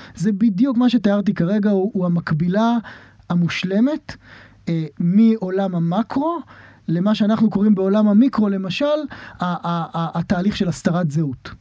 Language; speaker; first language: Hebrew; native; Hebrew